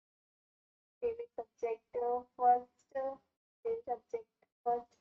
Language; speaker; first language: English; non-native, learner; Hindi